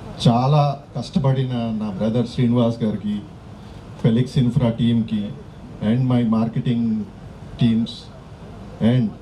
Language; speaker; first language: Telugu; native; Telugu